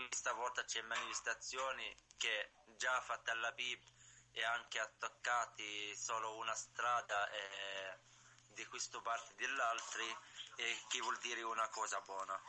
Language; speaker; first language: Italian; non-native, learner; Arabic